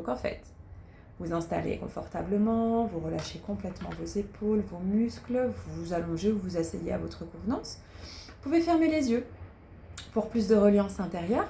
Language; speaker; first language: French; native; French